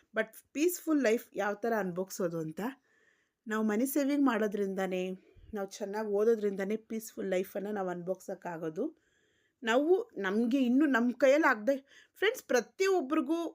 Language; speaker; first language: Kannada; non-native, local second language; Tamil